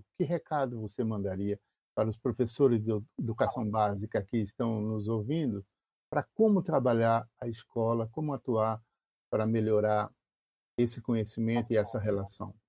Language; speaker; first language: Portuguese; native; Portuguese